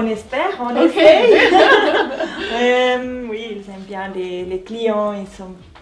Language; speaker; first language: French; non-native, local second language; German